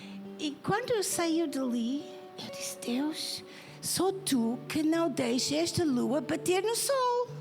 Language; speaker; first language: Portuguese; non-native, fluent; English